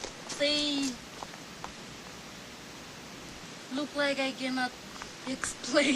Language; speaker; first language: English; non-native, learner; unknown